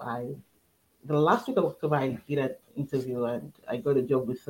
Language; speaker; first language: English; non-native, local second language; Yoruba